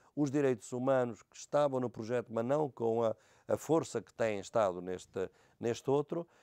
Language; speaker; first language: Portuguese; native; Portuguese